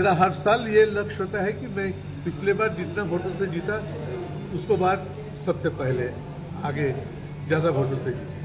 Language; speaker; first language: Hindi; non-native, local second language; Bangla